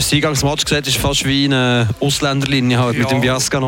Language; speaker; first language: German; native; German